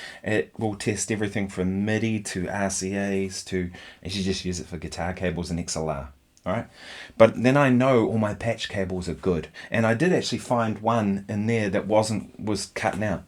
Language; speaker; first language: English; native; English